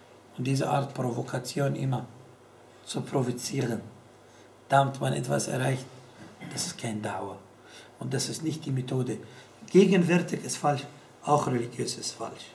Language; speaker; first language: German; non-native, fluent; Arabic